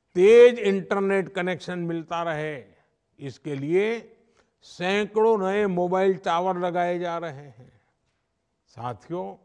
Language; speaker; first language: Hindi; non-native, local second language; Gujarati